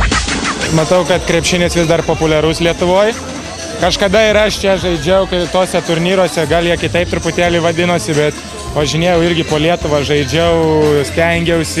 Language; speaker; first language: Lithuanian; native; Lithuanian